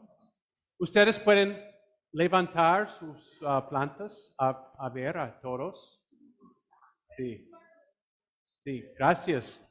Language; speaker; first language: Spanish; non-native, fluent; English